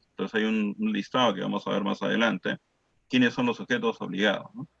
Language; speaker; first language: Spanish; native; Spanish